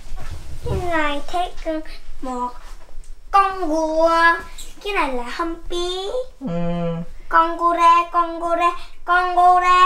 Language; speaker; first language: Vietnamese; early bilingual, heritage; Korean